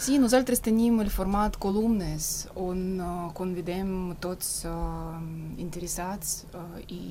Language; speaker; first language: Catalan; non-native, fluent; Russian